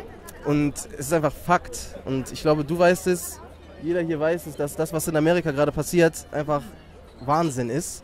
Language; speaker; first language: German; native; German